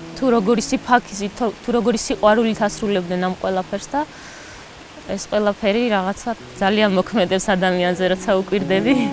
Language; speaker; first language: Georgian; non-native, local second language; Svan